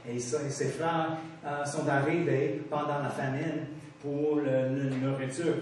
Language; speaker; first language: French; non-native, fluent; English